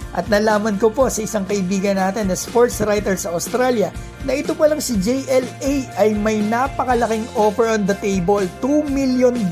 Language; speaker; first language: Filipino; native; Filipino